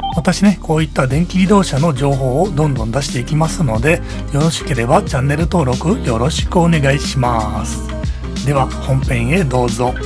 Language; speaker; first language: Japanese; native; Japanese